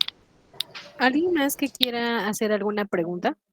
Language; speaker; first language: Spanish; native; Spanish